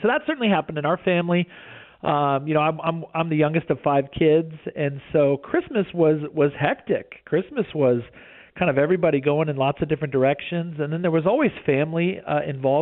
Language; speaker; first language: English; native; English